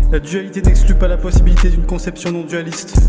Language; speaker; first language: French; native; French